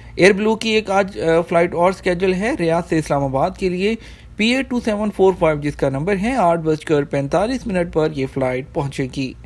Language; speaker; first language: Urdu; native; Urdu